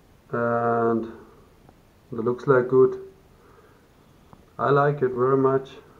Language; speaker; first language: English; non-native, learner; German